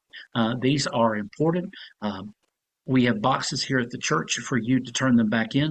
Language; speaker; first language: English; native; English